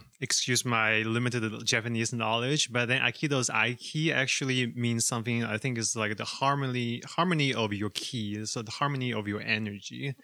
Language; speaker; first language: English; non-native, fluent; Chinese